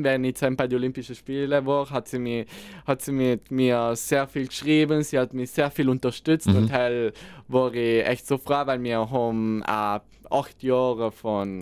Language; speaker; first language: German; non-native, local second language; Italian